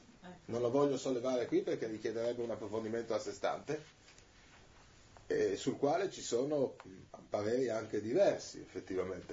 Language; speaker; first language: Italian; native; Italian